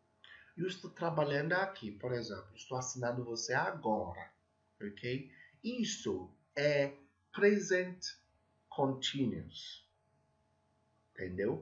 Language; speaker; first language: Portuguese; non-native, fluent; English